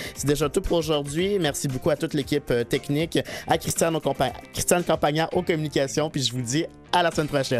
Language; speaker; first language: French; native; French